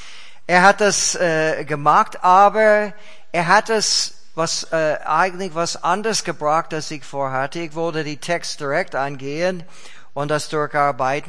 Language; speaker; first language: German; non-native, fluent; English